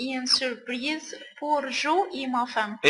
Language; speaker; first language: French; non-native, learner; Arabic